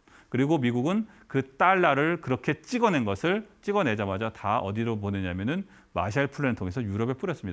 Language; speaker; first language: Korean; native; Korean